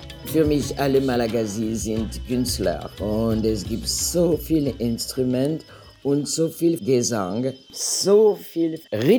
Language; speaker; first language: German; non-native, fluent; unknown